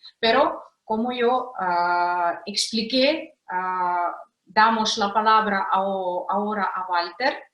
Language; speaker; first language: Spanish; non-native, fluent; Russian